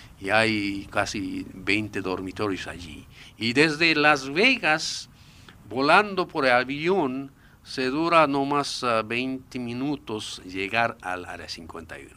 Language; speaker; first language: Spanish; non-native, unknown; Japanese